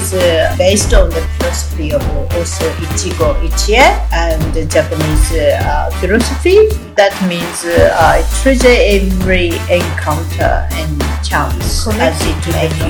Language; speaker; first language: English; non-native, fluent; Japanese